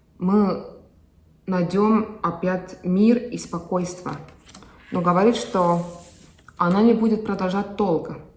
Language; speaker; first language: Russian; non-native, fluent; Estonian